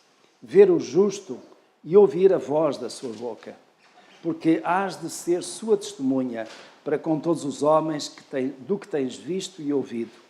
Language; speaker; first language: Portuguese; native; Portuguese